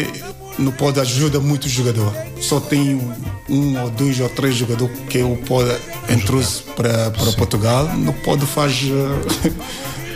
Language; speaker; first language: Portuguese; non-native, learner; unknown